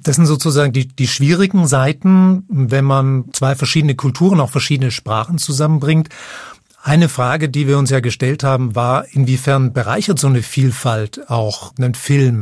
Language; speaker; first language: German; native; German